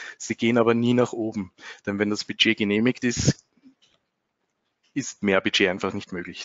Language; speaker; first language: German; native; German